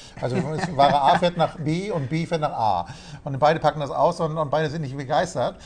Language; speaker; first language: German; native; German